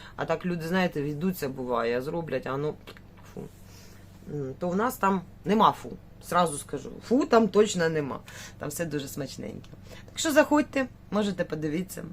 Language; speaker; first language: Ukrainian; native; Ukrainian